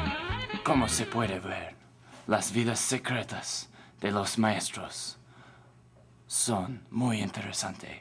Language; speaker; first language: Spanish; non-native, learner; English